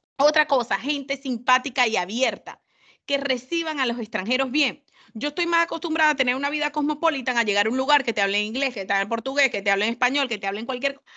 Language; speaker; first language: Spanish; native; Spanish